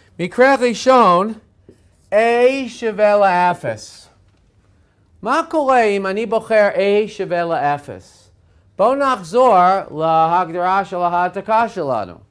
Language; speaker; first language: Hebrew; non-native, fluent; English